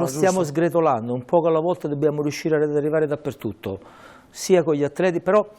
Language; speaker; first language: Italian; native; Italian